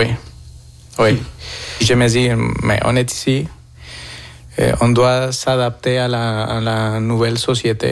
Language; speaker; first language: French; non-native, fluent; Spanish